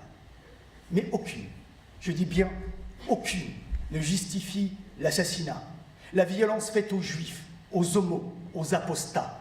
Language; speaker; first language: French; early bilingual, other home language; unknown